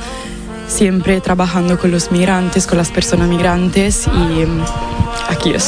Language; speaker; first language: Spanish; non-native, fluent; Italian